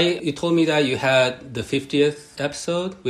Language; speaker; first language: English; early bilingual, other home language; Japanese